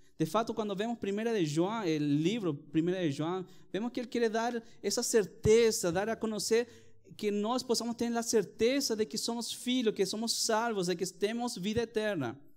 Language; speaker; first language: Portuguese; non-native, fluent; Spanish